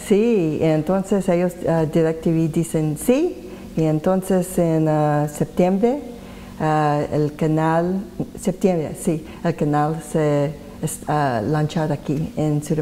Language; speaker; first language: Spanish; non-native, learner; English